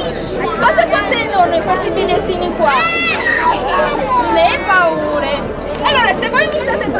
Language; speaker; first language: Italian; native; Italian